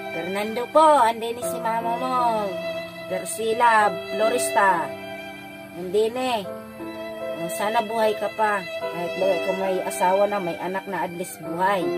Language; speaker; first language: Filipino; non-native, local second language; Bikol